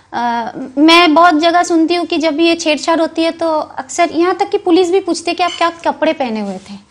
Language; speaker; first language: Hindi; non-native, local second language; Bangla